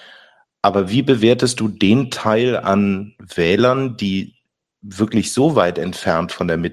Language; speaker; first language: German; native; German